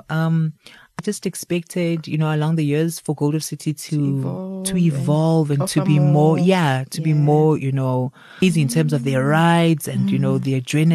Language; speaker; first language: English; non-native, local second language; Zulu